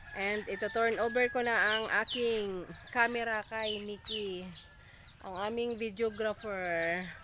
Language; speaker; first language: Filipino; non-native, local second language; Bikol